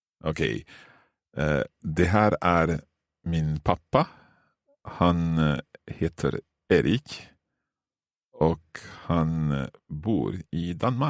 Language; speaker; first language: Swedish; non-native, learner; English